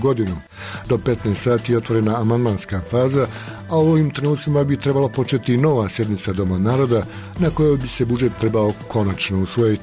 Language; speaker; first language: Croatian; native; Croatian